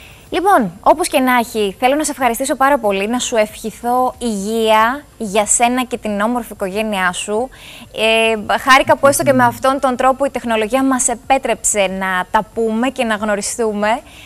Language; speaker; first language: Greek; native; Greek